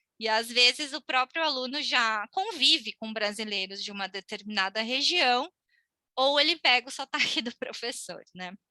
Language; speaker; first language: Portuguese; native; Portuguese